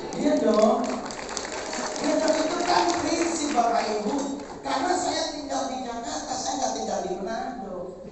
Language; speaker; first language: Indonesian; native; Indonesian